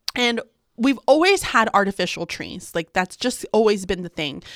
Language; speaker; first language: English; native; English